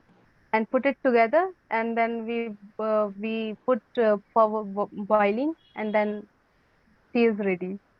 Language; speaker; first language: English; non-native, learner; Hindi